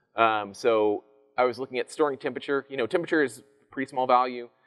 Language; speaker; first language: English; native; English